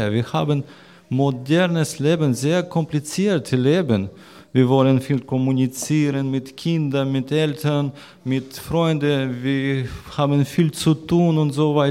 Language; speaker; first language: German; non-native, learner; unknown